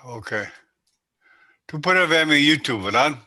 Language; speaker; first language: Spanish; non-native, learner; English